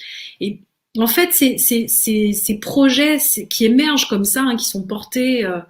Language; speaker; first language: French; native; French